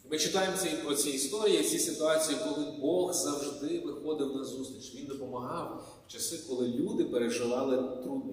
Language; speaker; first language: Ukrainian; native; Ukrainian